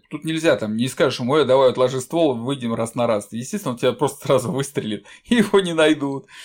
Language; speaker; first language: Russian; native; Russian